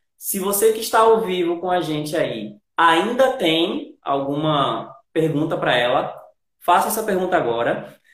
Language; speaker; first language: Portuguese; native; Portuguese